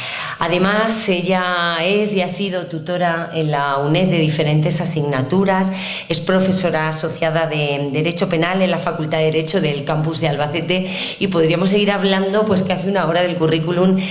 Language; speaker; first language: Spanish; native; Spanish